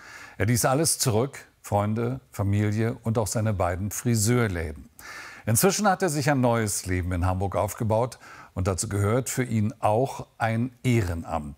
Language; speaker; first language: German; native; German